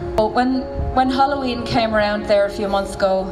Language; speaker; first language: English; native; English